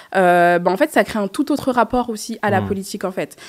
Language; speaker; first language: French; native; French